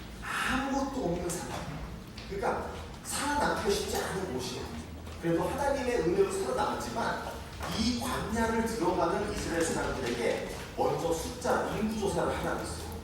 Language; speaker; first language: Korean; native; Korean